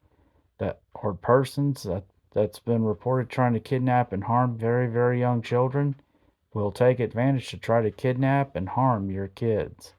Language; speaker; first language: English; native; English